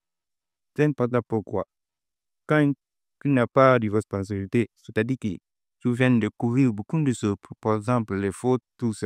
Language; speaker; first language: French; non-native, learner; Portuguese